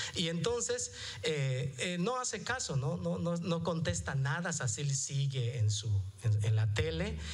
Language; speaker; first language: Spanish; non-native, local second language; Yucateco